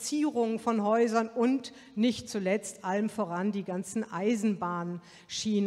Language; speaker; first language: German; native; German